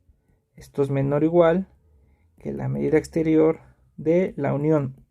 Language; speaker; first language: Spanish; native; Spanish